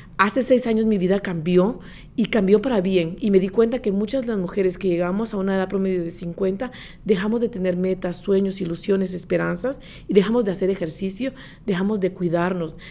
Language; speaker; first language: Spanish; native; Spanish